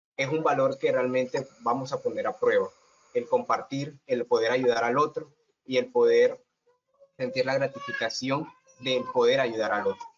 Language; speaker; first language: Spanish; native; Spanish